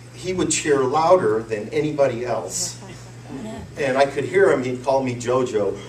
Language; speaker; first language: English; native; English